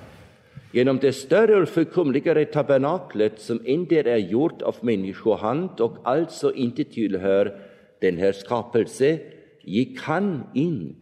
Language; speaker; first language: Swedish; non-native, fluent; German